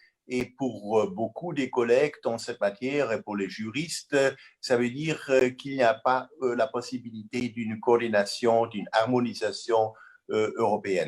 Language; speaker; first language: French; non-native, fluent; German